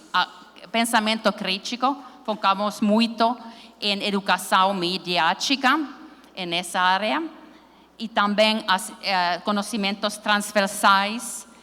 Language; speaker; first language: Portuguese; non-native, learner; Finnish